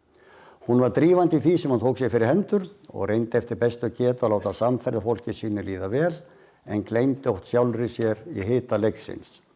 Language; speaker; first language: Icelandic; native; Icelandic